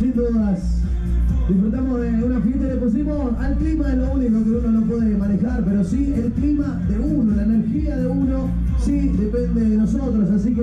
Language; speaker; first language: Spanish; native; Spanish